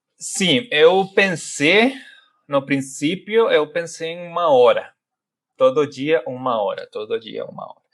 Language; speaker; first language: Portuguese; non-native, fluent; Spanish